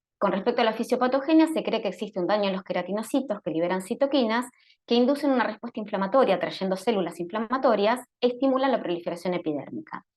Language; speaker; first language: Spanish; native; Spanish